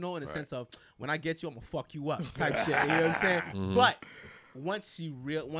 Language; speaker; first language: English; non-native, local second language; Yoruba